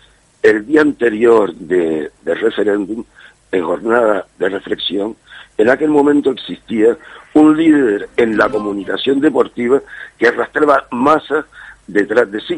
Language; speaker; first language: Spanish; native; Spanish